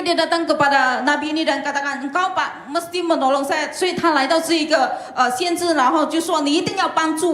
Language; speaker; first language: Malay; non-native, local second language; Chinese